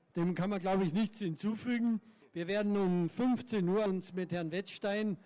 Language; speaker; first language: German; native; German